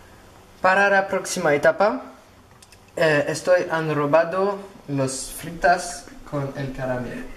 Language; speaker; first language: Spanish; non-native, learner; French